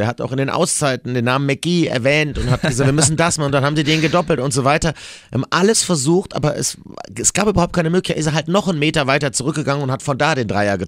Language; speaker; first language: German; native; German